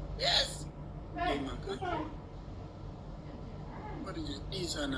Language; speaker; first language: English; non-native, learner; Oromo